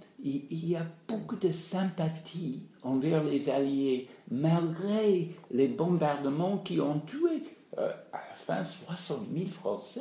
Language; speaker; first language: French; non-native, fluent; English